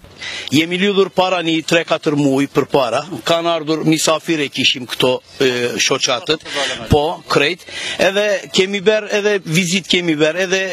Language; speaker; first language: Albanian; early bilingual, heritage; Albanian